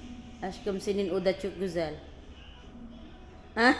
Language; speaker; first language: Turkish; non-native, learner; Filipino